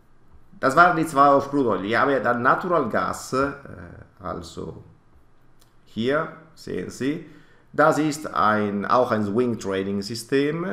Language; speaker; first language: German; non-native, fluent; Italian